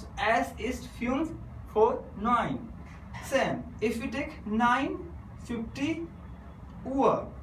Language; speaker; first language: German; non-native, learner; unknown